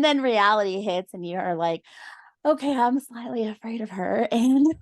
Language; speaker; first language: English; native; English